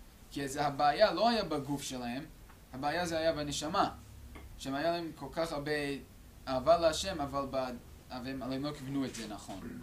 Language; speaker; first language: Hebrew; non-native, fluent; English